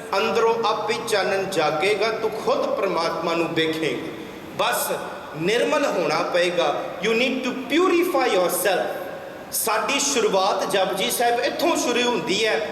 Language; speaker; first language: Punjabi; early bilingual, heritage; Punjabi